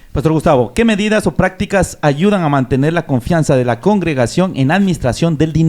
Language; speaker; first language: Spanish; native; Spanish